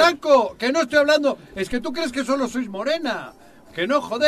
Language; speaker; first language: Spanish; native; Spanish